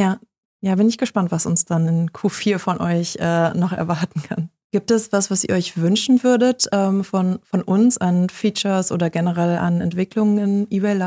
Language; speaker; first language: German; native; German